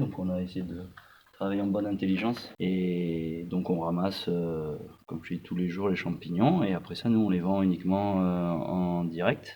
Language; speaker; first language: French; native; French